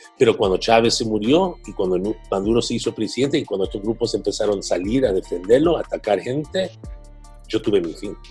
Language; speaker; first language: Spanish; early bilingual, heritage; Spanish